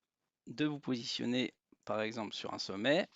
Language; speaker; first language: French; native; French